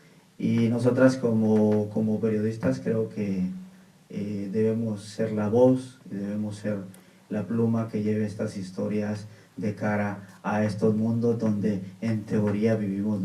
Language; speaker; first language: Spanish; native; Spanish